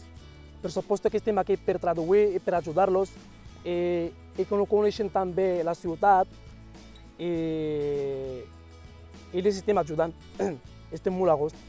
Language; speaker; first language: Catalan; early bilingual, other home language; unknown